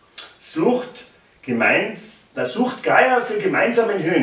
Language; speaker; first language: German; native; German